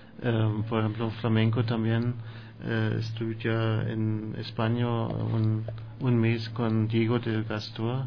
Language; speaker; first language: Spanish; non-native, learner; German